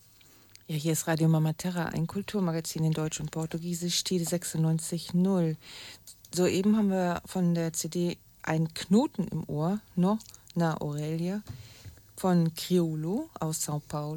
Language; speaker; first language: German; native; German